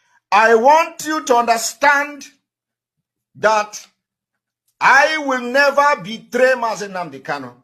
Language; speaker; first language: English; non-native, local second language; Igbo